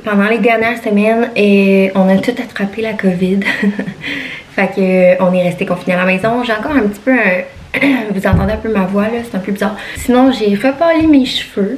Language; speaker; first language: French; native; French